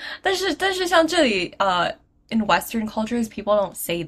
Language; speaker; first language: English; early bilingual, other home language; Chinese